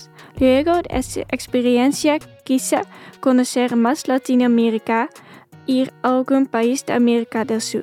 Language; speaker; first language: Spanish; non-native, fluent; Dutch